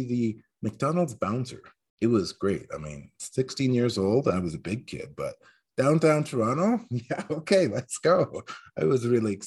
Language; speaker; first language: English; native; English